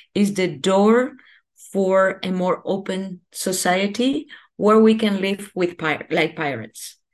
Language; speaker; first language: English; non-native, fluent; Spanish